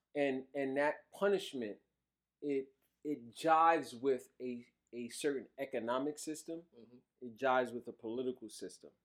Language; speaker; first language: English; native; English